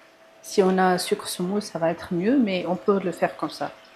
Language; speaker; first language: French; non-native, local second language; Arabic